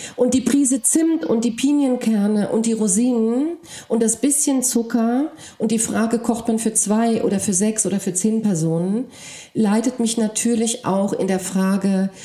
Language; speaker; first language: German; early bilingual, other home language; Polish